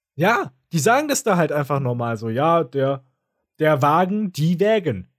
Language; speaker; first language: German; native; German